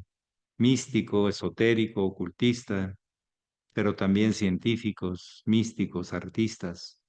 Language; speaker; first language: Spanish; native; Spanish